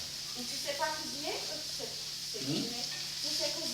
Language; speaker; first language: French; non-native, learner; Portuguese